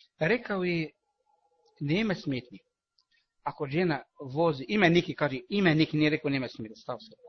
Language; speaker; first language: Bosnian; non-native, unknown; Arabic